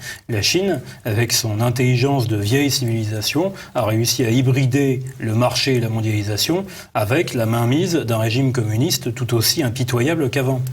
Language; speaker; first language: French; native; French